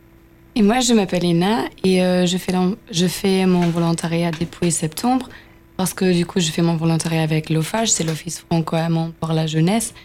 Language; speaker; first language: French; non-native, fluent; German